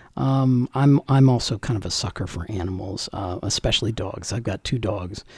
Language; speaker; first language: English; native; English